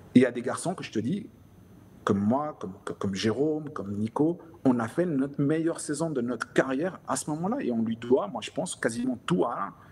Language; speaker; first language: French; native; French